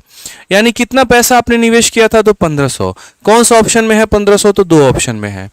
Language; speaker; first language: Hindi; native; Hindi